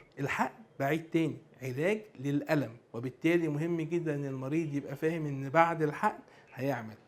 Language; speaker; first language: Arabic; native; Arabic